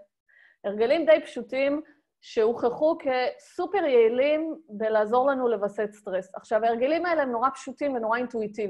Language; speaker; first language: Hebrew; native; Hebrew